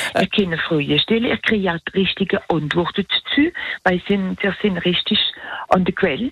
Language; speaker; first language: German; non-native, local second language; Swiss German